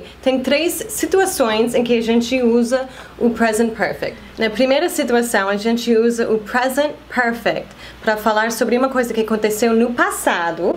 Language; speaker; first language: Portuguese; non-native, fluent; English